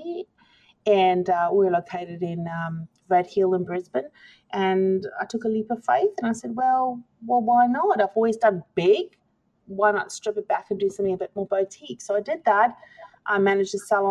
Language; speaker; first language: English; native; English